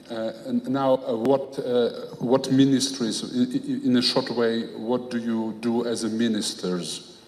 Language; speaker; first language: English; non-native, fluent; Polish